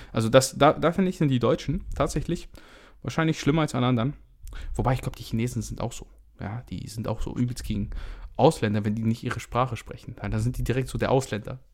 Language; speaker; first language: German; early bilingual, other home language; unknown